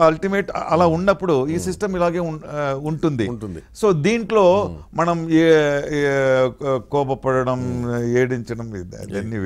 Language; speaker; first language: Telugu; non-native, learner; Tamil